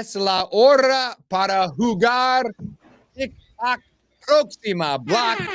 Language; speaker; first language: Spanish; non-native, learner; English